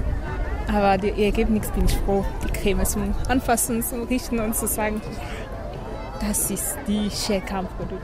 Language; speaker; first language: German; non-native, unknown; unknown